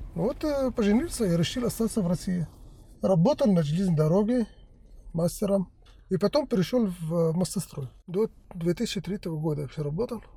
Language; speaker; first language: Russian; non-native, fluent; Arabic